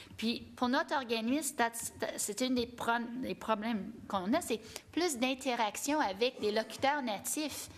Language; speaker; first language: French; non-native, fluent; English